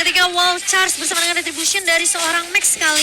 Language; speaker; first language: Indonesian; native; Indonesian